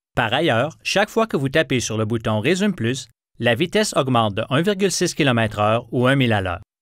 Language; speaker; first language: French; native; French